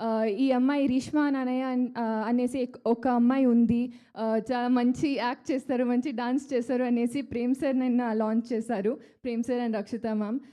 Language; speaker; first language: Telugu; non-native, learner; Kannada